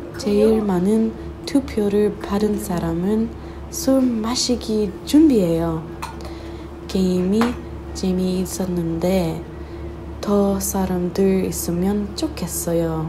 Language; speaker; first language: Korean; non-native, learner; English